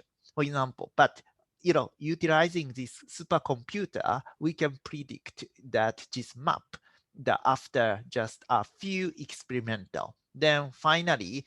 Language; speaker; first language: English; non-native, fluent; Japanese